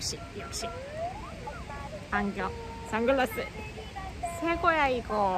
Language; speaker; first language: Korean; non-native, fluent; Russian